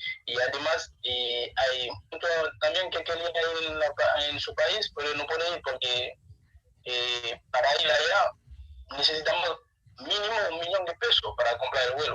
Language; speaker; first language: Spanish; non-native, learner; Haitian Creole